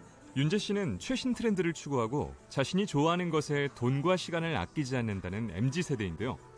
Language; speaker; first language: Korean; native; Korean